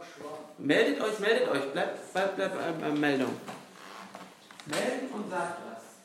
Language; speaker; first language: German; native; German